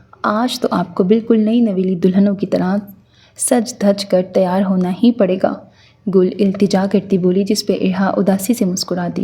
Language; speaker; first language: Urdu; native; Urdu